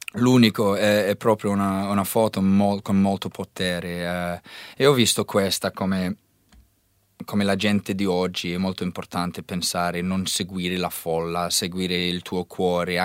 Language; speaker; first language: Italian; non-native, learner; English